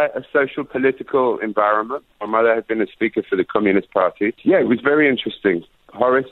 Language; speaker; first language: English; native; English